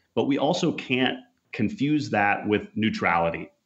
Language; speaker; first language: English; native; English